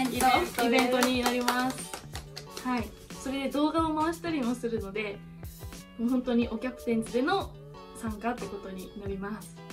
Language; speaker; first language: Japanese; native; Japanese